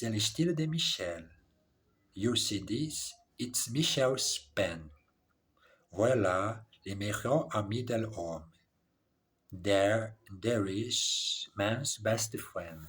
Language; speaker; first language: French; non-native, learner; English